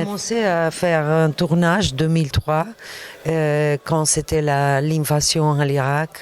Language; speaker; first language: French; non-native, fluent; Arabic